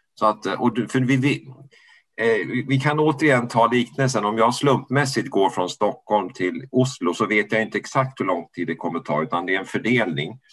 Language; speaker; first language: Swedish; native; Swedish